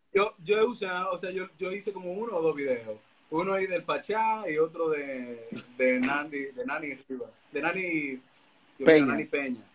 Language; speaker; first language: Spanish; native; Spanish